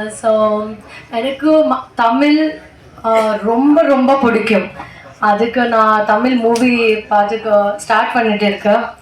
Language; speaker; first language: Tamil; non-native, learner; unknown